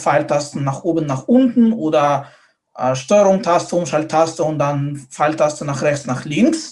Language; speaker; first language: German; non-native, fluent; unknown